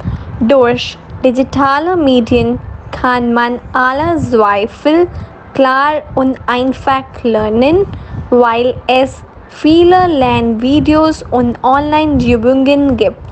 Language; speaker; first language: German; non-native, learner; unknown